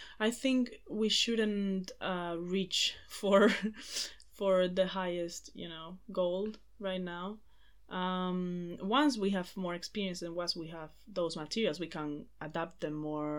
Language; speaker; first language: English; non-native, fluent; Spanish